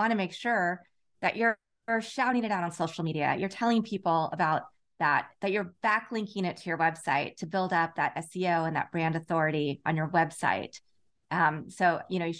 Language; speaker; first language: English; native; English